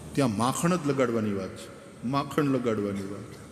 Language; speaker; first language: Hindi; non-native, local second language; Gujarati